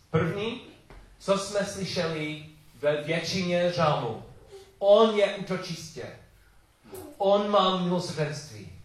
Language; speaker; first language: Czech; non-native, learner; English